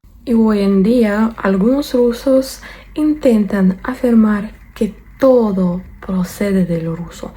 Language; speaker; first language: Spanish; non-native, fluent; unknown